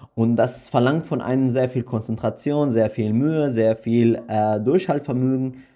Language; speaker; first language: German; early bilingual, other home language; Arabic